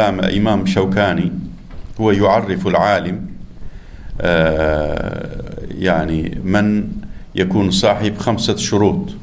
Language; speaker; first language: Arabic; non-native, fluent; Turkish